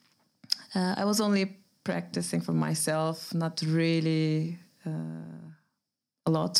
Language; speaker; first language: English; non-native, fluent; Turkish